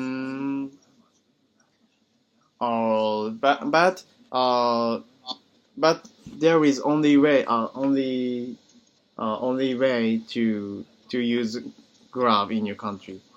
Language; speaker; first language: English; non-native, learner; Japanese